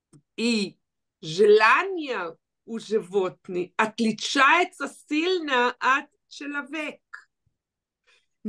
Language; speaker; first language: Russian; early bilingual, heritage; Russian